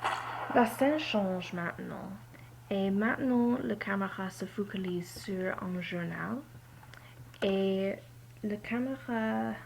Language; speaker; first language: French; non-native, learner; English